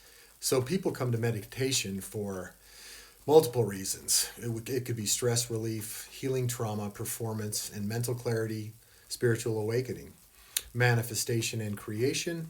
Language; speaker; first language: English; native; English